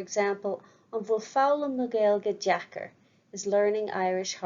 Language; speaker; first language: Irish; non-native, local second language; English